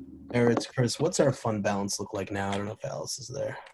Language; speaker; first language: English; native; English